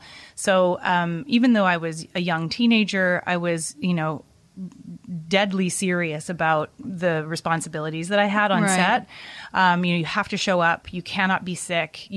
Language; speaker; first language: English; native; English